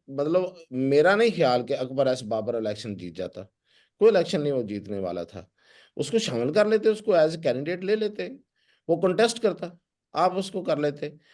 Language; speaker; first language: Urdu; non-native, local second language; Punjabi